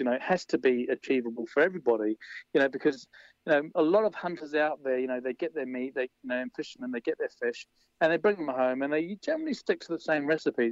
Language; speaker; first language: English; native; English